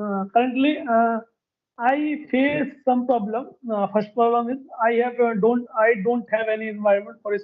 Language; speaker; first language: English; non-native, learner; Hindi